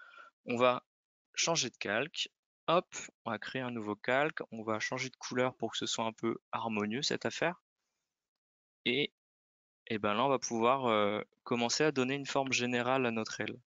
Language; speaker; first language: French; native; French